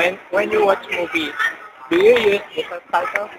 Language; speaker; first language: English; non-native, learner; Indonesian